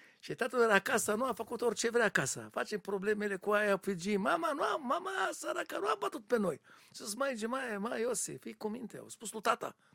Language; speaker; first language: Romanian; non-native, learner; Hebrew